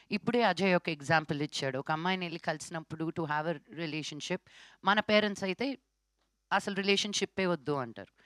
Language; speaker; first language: Telugu; native; Telugu